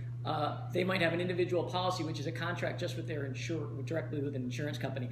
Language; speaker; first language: English; native; English